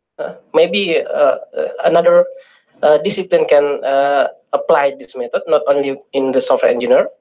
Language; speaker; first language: English; non-native, fluent; Indonesian